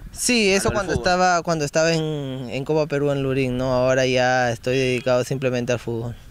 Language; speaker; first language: Spanish; native; Spanish